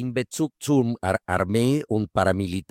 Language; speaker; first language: German; non-native, fluent; Spanish